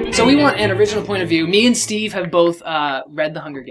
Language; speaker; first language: English; native; English